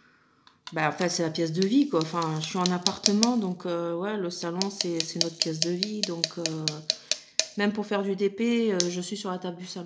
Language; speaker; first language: French; native; French